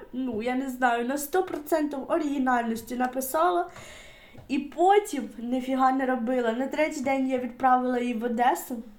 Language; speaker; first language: Ukrainian; native; Ukrainian